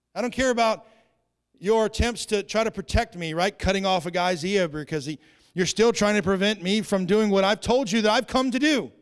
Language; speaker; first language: English; native; English